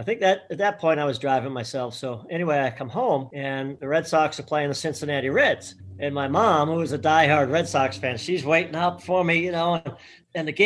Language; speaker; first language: English; native; English